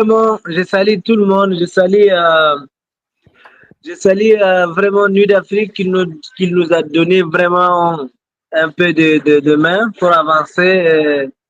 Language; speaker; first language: French; non-native, local second language; Tamasheq